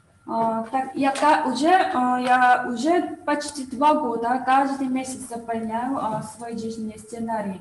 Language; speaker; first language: Russian; non-native, learner; Korean